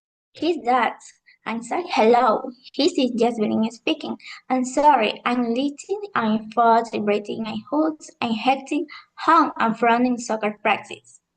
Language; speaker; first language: English; non-native, learner; Spanish